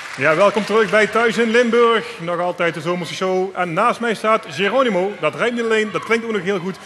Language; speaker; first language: Dutch; native; Dutch